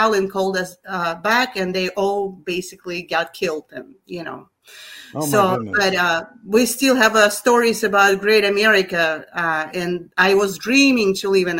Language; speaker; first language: English; non-native, fluent; Russian